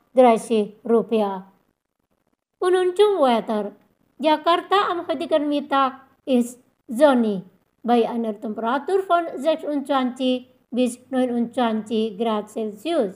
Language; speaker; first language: German; non-native, fluent; Indonesian